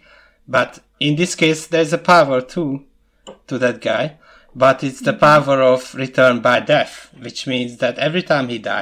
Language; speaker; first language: English; non-native, fluent; Hungarian